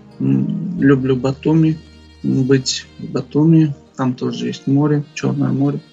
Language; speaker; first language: Russian; non-native, fluent; Armenian